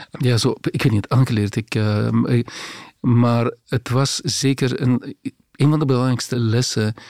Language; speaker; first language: Dutch; non-native, fluent; Russian